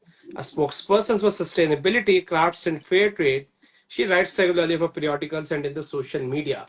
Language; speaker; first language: English; non-native, local second language; Hindi